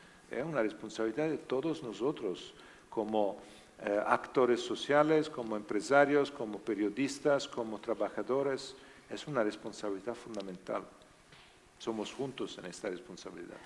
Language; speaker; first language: Spanish; non-native, learner; Italian